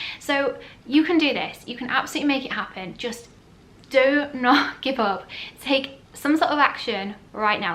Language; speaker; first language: English; native; English